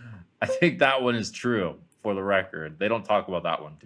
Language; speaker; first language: English; native; English